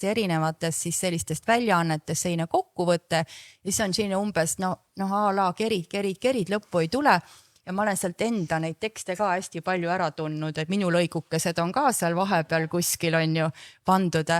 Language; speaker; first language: Estonian; native; Estonian